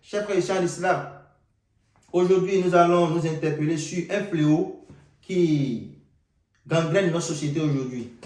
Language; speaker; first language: French; non-native, local second language; Yoruba